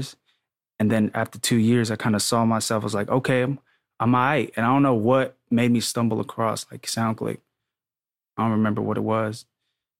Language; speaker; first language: English; native; English